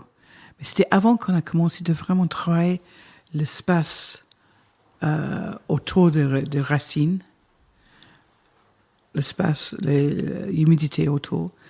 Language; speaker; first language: French; non-native, fluent; English